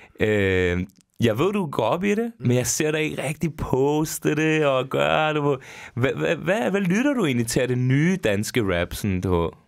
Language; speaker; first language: Danish; early bilingual, other home language; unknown